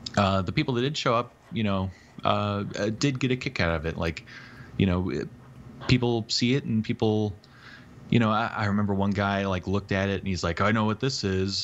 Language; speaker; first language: English; native; English